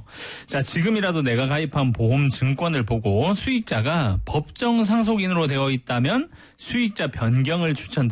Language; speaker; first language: Korean; native; Korean